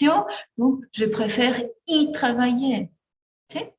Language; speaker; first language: French; non-native, fluent; Spanish